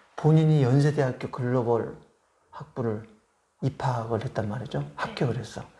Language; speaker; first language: Korean; native; Korean